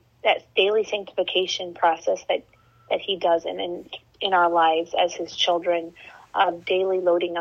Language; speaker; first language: English; native; English